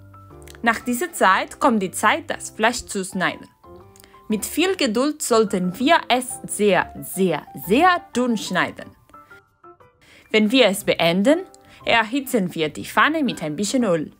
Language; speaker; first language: German; non-native, learner; Spanish